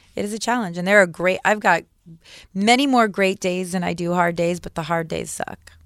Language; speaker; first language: English; native; English